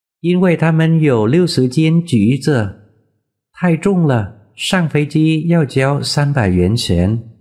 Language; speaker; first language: Chinese; non-native, fluent; Vietnamese